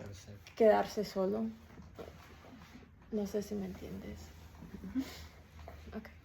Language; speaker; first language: Spanish; early bilingual, heritage; Spanish